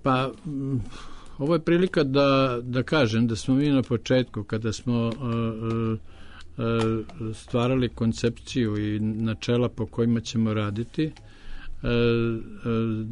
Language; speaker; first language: Serbian; native; Serbian